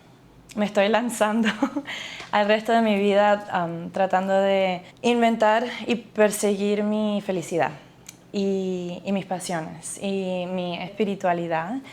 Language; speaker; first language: Spanish; early bilingual, other home language; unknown